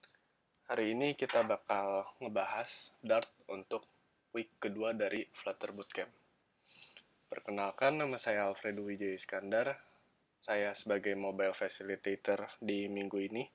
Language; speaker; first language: Indonesian; native; Indonesian